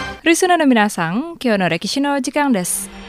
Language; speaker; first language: Japanese; non-native, learner; Indonesian